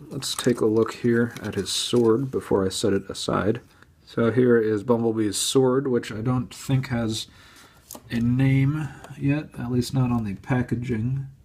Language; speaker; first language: English; native; English